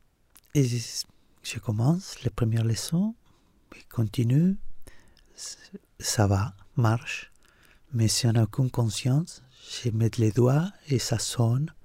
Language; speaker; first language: French; non-native, learner; Spanish